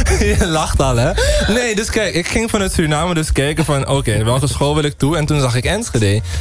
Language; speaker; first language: Dutch; native; Dutch